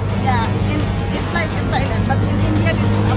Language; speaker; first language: English; non-native, local second language; Filipino